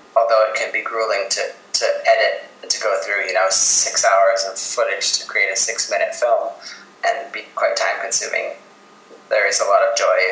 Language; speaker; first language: English; native; English